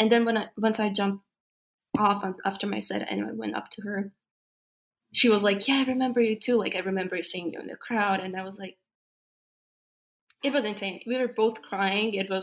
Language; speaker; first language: English; non-native, fluent; Slovak